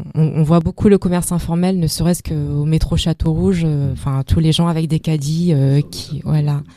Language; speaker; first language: French; native; French